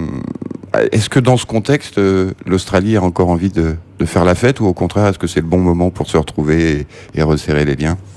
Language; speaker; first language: French; native; French